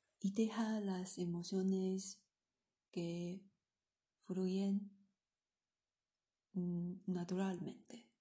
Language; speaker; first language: Spanish; non-native, learner; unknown